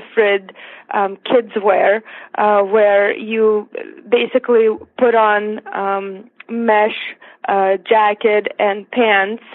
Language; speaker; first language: English; non-native, fluent; Russian